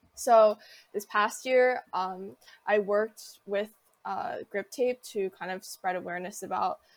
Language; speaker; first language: English; native; English